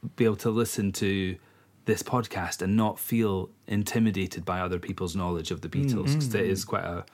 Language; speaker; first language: English; native; English